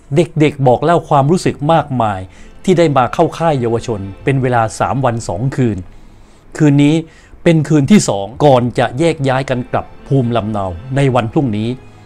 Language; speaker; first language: Thai; native; Thai